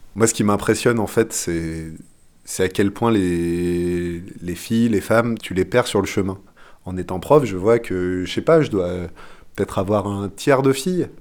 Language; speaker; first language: French; non-native, fluent; English